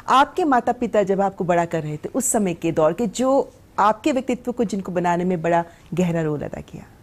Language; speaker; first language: Hindi; native; Hindi